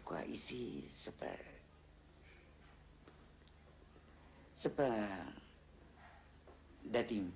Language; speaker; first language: French; non-native, learner; Arabic